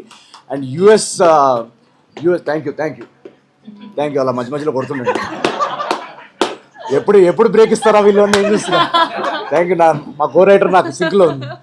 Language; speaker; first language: Telugu; native; Telugu